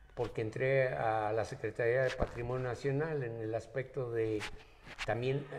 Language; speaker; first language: Spanish; native; Spanish